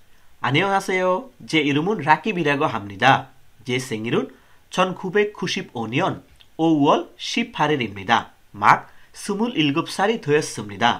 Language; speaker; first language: Korean; non-native, learner; Bangla